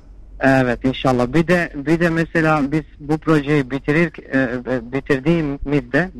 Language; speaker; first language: Turkish; non-native, fluent; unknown